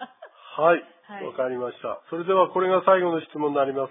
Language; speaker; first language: Japanese; native; Japanese